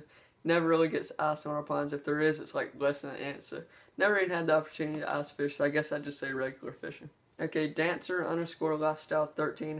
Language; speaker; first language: English; native; English